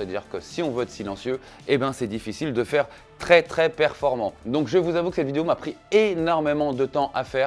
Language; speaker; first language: French; native; French